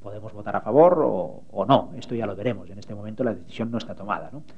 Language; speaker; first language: Spanish; non-native, local second language; Catalan